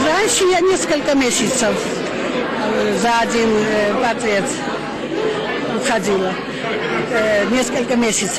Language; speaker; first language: Russian; non-native, fluent; Georgian